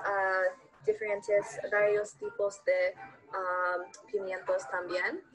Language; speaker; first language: Spanish; non-native, learner; English